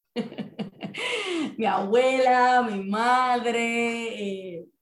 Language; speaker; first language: Spanish; native; Spanish